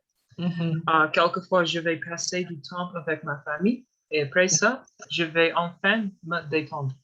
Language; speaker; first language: French; non-native, learner; English